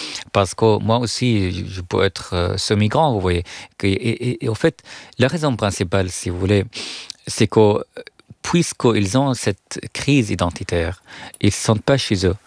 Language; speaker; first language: French; non-native, fluent; Arabic